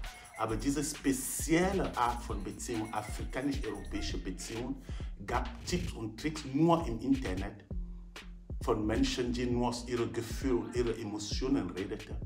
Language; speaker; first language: German; non-native, fluent; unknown